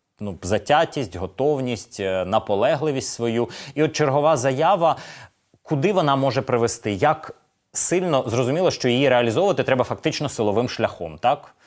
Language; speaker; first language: Ukrainian; native; Ukrainian